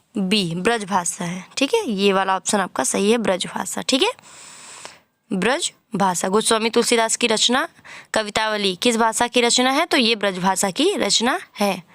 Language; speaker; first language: Hindi; native; Hindi